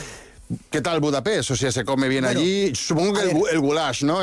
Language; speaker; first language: Spanish; native; Spanish